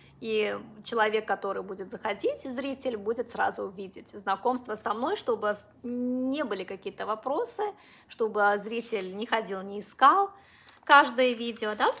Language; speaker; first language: Russian; non-native, local second language; Uzbek